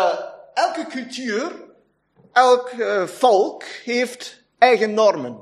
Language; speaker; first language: Dutch; non-native, fluent; German